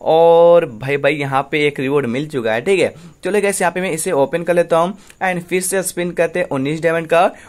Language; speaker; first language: Hindi; native; Hindi